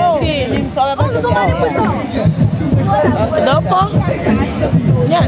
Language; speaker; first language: Italian; non-native, learner; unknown